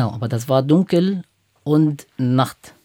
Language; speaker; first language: German; non-native, fluent; Arabic